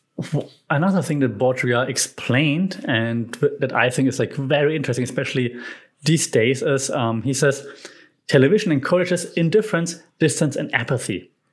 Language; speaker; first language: English; non-native, fluent; German